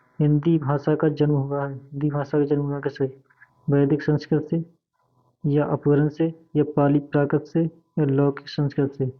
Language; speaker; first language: Hindi; native; Hindi